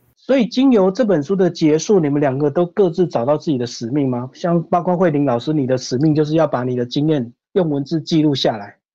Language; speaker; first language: Chinese; native; Chinese